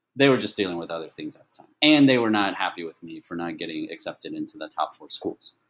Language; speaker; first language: English; early bilingual, other home language; Chinese